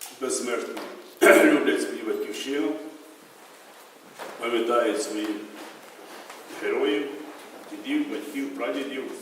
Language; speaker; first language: Ukrainian; native; Ukrainian